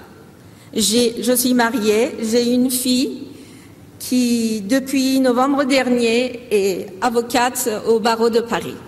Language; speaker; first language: French; non-native, fluent; Persian